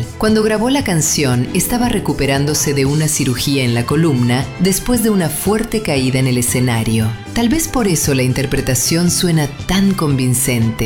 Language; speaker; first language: Spanish; native; Spanish